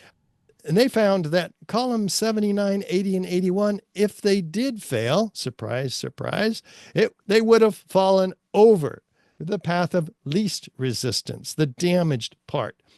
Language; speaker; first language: English; native; English